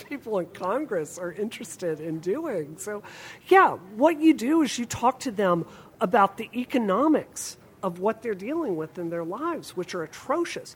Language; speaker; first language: English; native; English